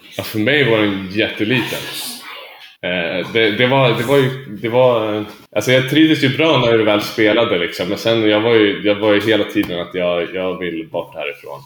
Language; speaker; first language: Swedish; native; Swedish